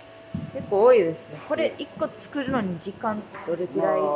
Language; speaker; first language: Japanese; non-native, fluent; English